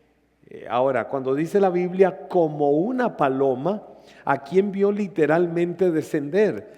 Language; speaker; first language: Spanish; native; Spanish